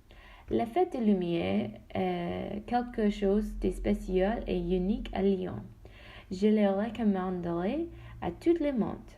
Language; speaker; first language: French; non-native, learner; Dutch